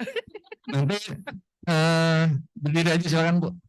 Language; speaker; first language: Indonesian; native; Indonesian